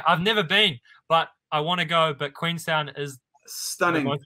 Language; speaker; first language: English; native; English